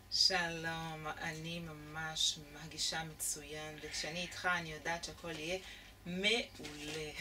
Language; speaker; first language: Hebrew; non-native, fluent; Portuguese